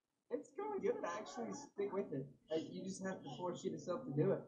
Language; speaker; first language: English; native; English